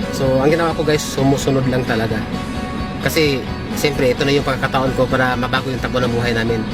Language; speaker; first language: Filipino; native; Filipino